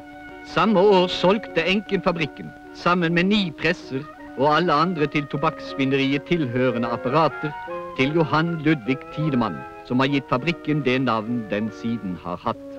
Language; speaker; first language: Norwegian; native; Norwegian